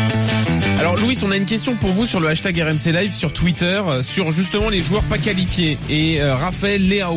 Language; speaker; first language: French; native; French